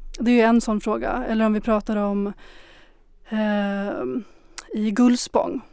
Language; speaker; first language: Swedish; early bilingual, other home language; Arabic